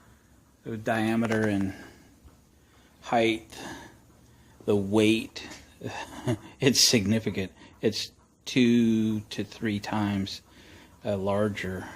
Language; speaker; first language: English; native; English